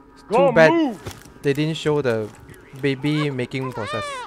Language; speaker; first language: English; non-native, local second language; Chinese